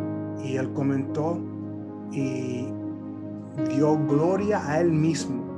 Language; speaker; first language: Spanish; early bilingual, heritage; Spanish